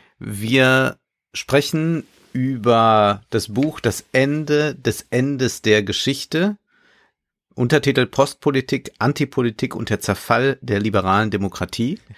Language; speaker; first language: German; native; German